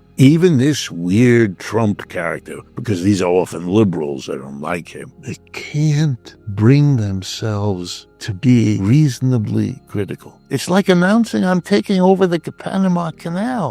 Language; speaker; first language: English; native; English